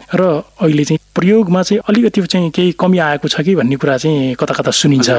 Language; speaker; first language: Nepali; non-native, local second language; Rana Tharu